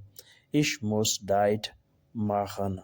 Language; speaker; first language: German; non-native, fluent; Urdu